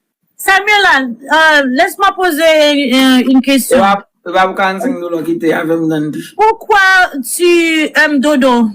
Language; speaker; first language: French; non-native, learner; Haitian Creole